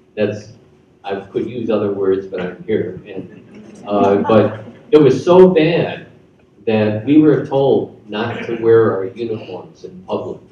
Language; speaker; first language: English; native; English